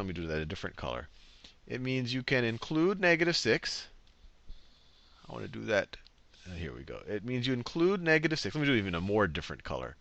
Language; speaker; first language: English; native; English